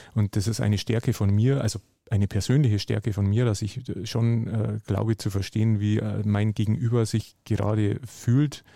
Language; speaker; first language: German; native; German